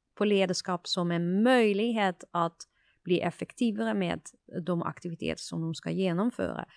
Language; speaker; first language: Swedish; non-native, fluent; Dutch